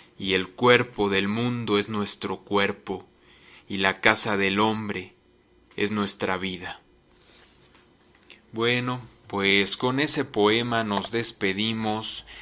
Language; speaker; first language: Spanish; native; Spanish